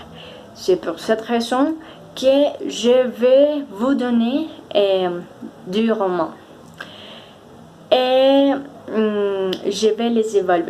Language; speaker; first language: French; non-native, fluent; Spanish